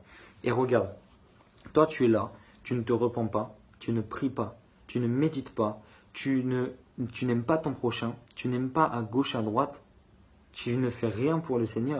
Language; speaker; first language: French; native; French